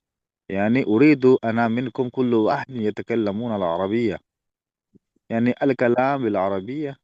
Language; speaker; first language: Arabic; non-native, learner; Urdu